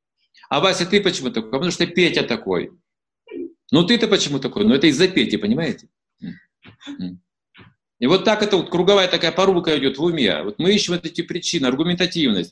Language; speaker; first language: Russian; native; Russian